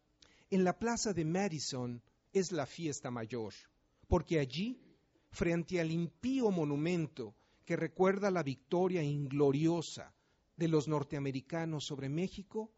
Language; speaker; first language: Spanish; native; Spanish